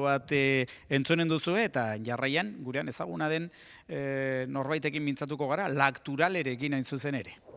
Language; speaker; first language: Basque; native; Basque